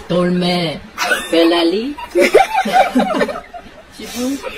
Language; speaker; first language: Persian; non-native, learner; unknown